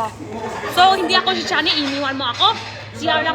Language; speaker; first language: Filipino; non-native, learner; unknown